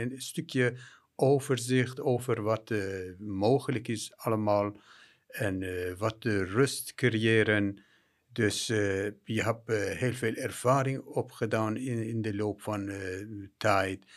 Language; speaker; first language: Dutch; non-native, fluent; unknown